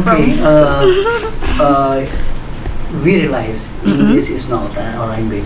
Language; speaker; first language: English; non-native, learner; Indonesian